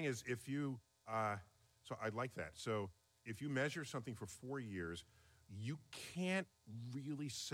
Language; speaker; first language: English; native; English